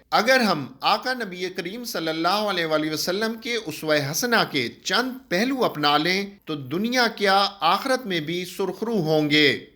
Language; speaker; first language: Urdu; native; Urdu